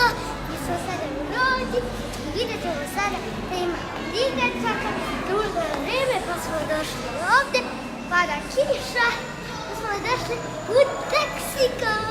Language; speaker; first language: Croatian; early bilingual, heritage; Croatian